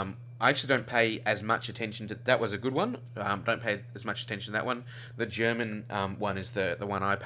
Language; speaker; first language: English; native; English